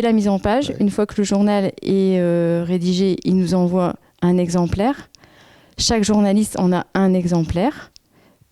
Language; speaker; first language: French; native; French